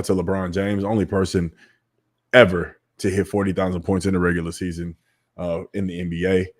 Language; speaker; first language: English; native; English